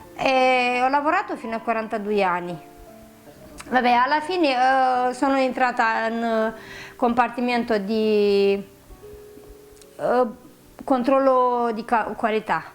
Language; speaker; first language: Italian; non-native, fluent; Romanian